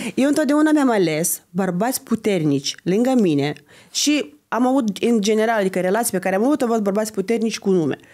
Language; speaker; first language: Romanian; non-native, fluent; Lithuanian